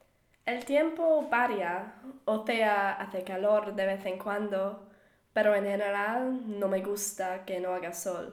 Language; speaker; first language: Spanish; non-native, learner; English